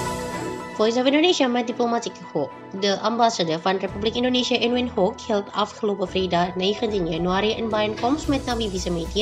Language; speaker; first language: Dutch; non-native, local second language; Indonesian